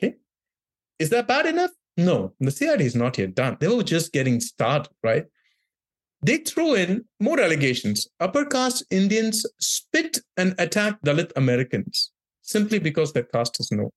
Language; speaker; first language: English; non-native, local second language; Tamil